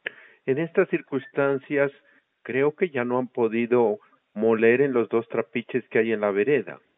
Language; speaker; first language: Spanish; native; Spanish